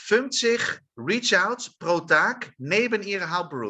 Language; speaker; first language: German; non-native, learner; Dutch